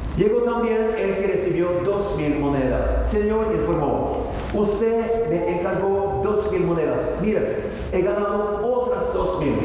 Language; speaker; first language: Spanish; non-native, fluent; Norwegian